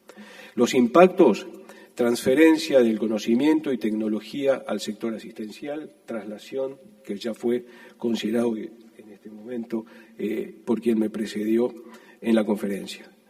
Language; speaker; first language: Spanish; native; Spanish